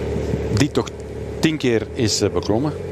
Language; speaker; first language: Dutch; native; Dutch